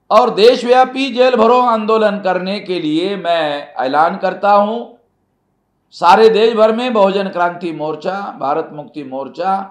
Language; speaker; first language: Hindi; non-native, local second language; Marathi